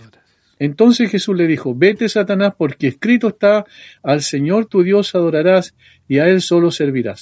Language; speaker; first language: Spanish; native; Spanish